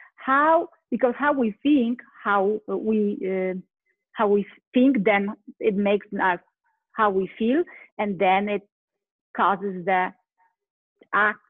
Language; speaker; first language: English; non-native, fluent; Polish